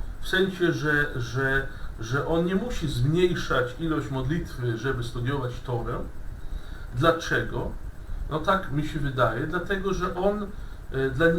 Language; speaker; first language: Polish; non-native, fluent; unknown